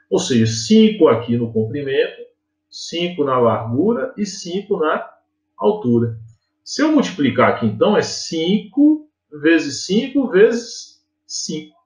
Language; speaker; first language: Portuguese; native; Portuguese